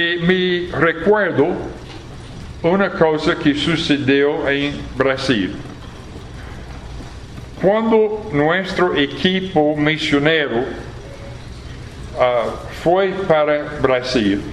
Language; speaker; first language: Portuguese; non-native, fluent; English